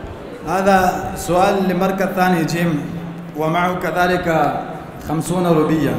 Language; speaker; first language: Arabic; non-native, fluent; Urdu